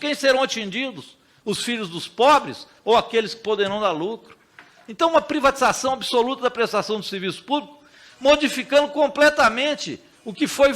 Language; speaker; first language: Portuguese; native; Portuguese